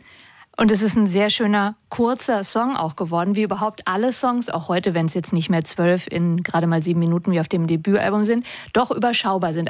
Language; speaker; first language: German; native; German